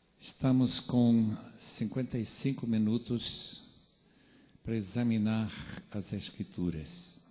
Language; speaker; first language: Portuguese; non-native, fluent; English